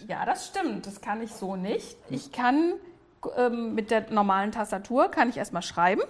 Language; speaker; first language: German; native; German